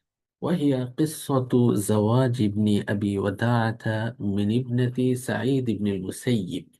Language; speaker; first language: Arabic; non-native, fluent; Bangla